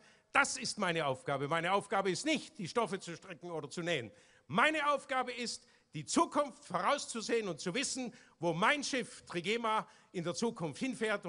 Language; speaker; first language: German; native; German